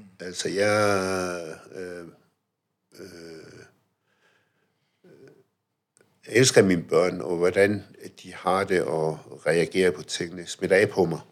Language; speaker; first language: Danish; early bilingual, other home language; Arabic